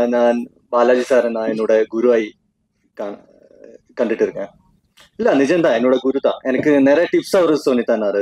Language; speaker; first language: Tamil; non-native, fluent; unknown